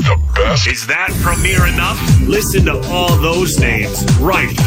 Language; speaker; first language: English; native; English